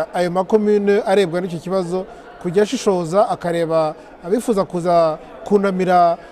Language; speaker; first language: Kinyarwanda; native; Kinyarwanda